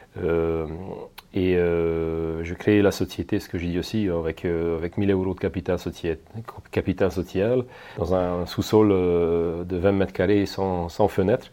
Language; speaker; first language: French; non-native, fluent; Hungarian